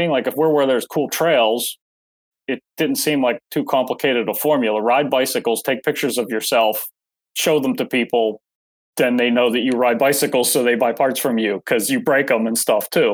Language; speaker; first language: English; native; English